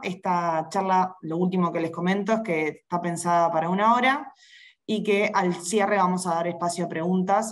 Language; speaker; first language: Spanish; native; Spanish